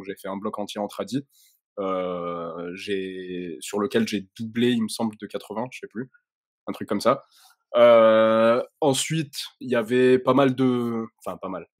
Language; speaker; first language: French; native; French